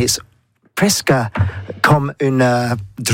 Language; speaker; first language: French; non-native, learner; English